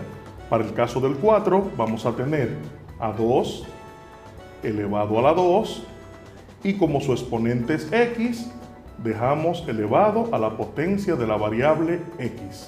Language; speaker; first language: Spanish; native; Spanish